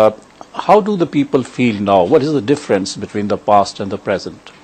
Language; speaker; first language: English; non-native, local second language; Urdu